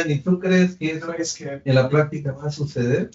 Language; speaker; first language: Spanish; native; Spanish